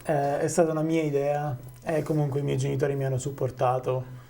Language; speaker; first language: Italian; native; Italian